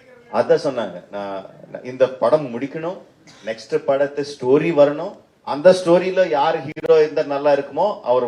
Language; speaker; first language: Tamil; non-native, fluent; Telugu